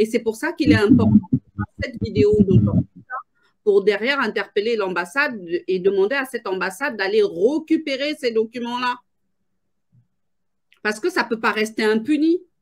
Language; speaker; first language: French; native; French